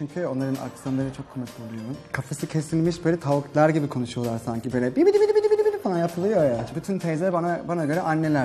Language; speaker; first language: Turkish; non-native, fluent; English